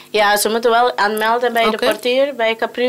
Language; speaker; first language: Dutch; non-native, local second language; Papiamento